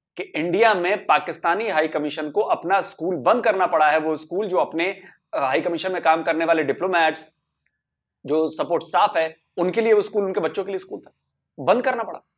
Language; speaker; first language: Hindi; native; Hindi